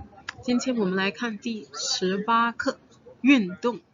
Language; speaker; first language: Chinese; non-native, fluent; English